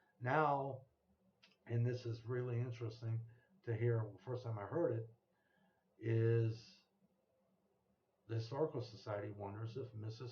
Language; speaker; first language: English; native; English